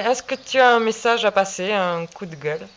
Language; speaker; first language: French; native; French